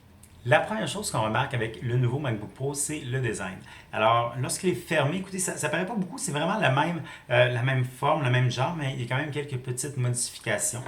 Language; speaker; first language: French; native; French